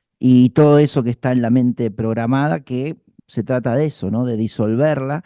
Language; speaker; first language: Spanish; native; Spanish